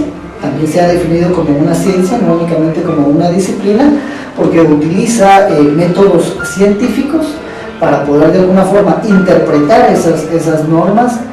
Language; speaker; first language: Spanish; native; Spanish